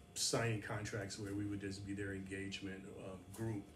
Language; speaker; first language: English; native; English